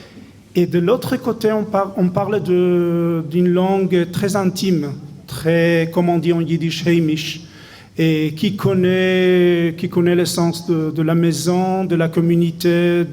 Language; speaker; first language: French; non-native, fluent; Hebrew